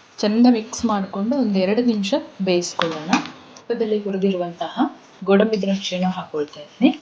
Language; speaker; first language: Kannada; native; Kannada